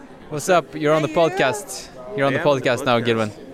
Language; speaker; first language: English; non-native, fluent; Norwegian